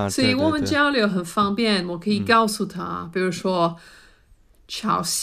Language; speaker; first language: Chinese; non-native, fluent; English